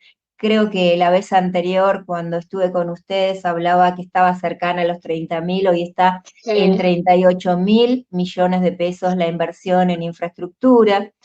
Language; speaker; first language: Spanish; native; Spanish